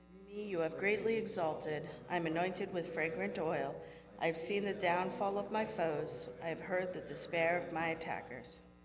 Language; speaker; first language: English; native; English